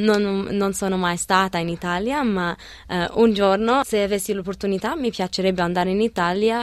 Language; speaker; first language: Italian; early bilingual, other home language; Arabic